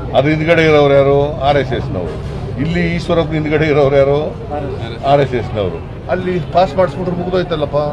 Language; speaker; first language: Kannada; native; Kannada